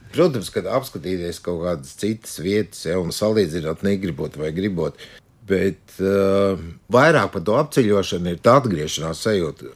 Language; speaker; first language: Latvian; native; Latvian